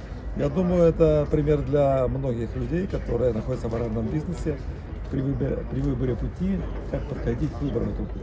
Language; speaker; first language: Russian; native; Russian